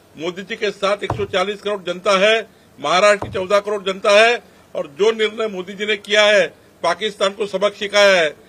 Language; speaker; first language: Hindi; non-native, local second language; Marathi